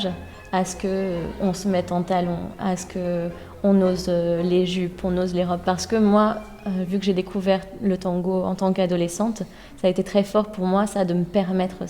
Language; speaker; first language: French; native; French